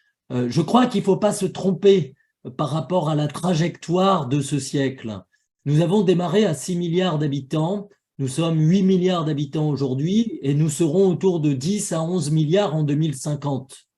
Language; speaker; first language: French; native; French